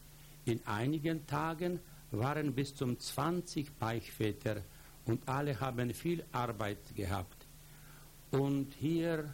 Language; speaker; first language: German; non-native, fluent; Polish